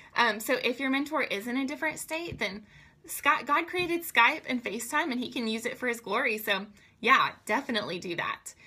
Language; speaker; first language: English; native; English